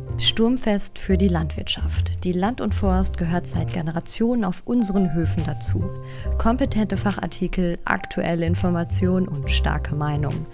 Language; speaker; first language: German; native; German